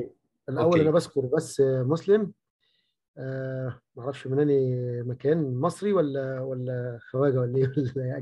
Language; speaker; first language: Arabic; native; Arabic